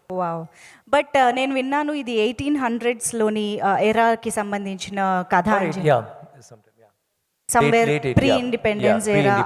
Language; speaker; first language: Telugu; native; Telugu